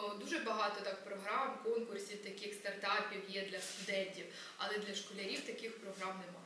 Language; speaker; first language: Ukrainian; native; Ukrainian